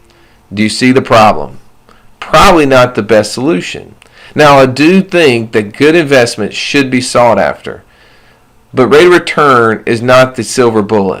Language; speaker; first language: English; native; English